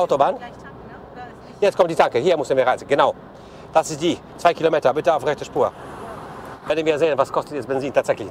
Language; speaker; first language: German; non-native, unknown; Polish